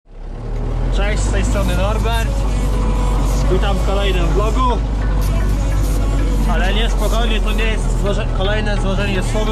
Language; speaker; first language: Polish; native; Polish